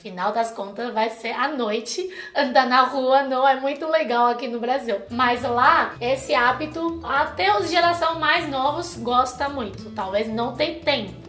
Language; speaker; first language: Portuguese; non-native, fluent; Chinese